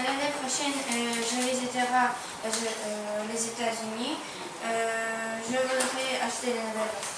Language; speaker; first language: French; non-native, learner; Ukrainian